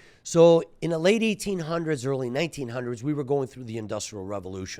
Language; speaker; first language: English; native; English